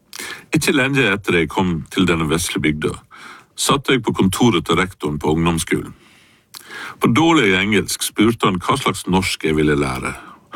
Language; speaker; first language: Norwegian; non-native, fluent; English